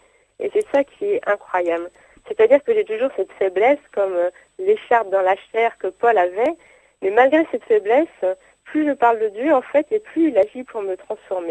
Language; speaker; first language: French; native; French